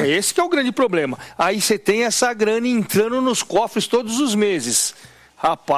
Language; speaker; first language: Portuguese; native; Portuguese